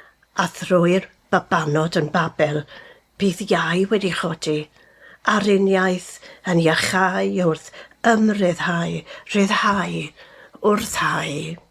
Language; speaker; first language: Welsh; native; Welsh